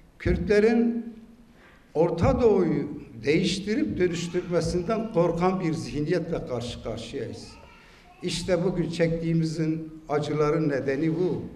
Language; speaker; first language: Turkish; non-native, local second language; Kurdish